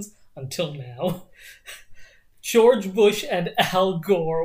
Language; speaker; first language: English; native; English